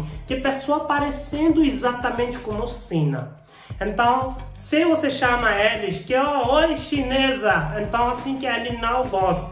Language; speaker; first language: Portuguese; non-native, learner; Hindi